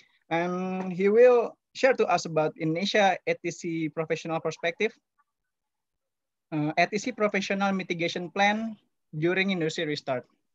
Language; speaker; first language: English; non-native, fluent; Indonesian